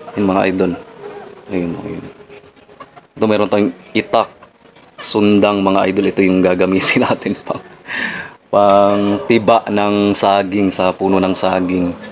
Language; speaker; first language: Filipino; non-native, local second language; Bikol